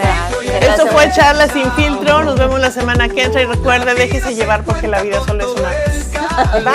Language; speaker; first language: Spanish; native; Spanish